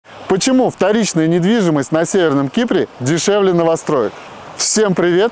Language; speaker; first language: Russian; native; Russian